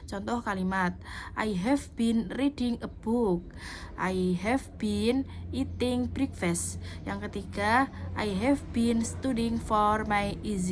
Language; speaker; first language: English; non-native, learner; Indonesian